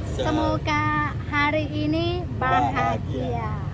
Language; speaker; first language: Indonesian; non-native, learner; Thai